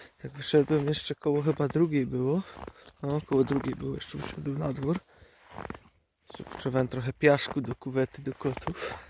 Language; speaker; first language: Polish; native; Polish